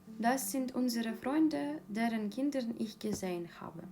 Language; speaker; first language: German; non-native, fluent; Ukrainian